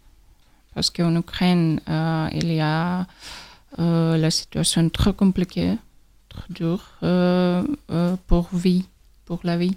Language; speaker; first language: French; non-native, learner; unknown